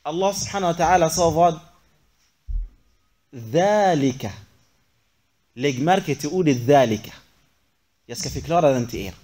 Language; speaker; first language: Swedish; non-native, fluent; Arabic